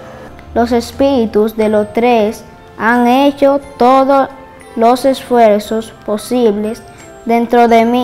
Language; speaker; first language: Spanish; native; Spanish